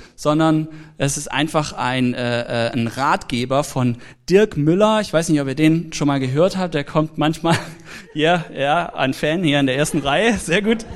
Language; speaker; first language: German; native; German